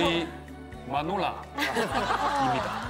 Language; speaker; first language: Korean; non-native, learner; Chinese